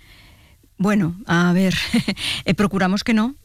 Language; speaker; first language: Spanish; native; Spanish